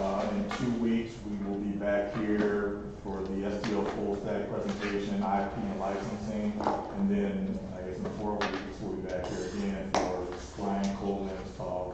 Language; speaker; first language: English; native; English